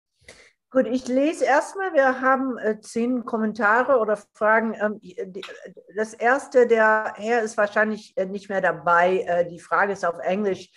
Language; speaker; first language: German; non-native, fluent; English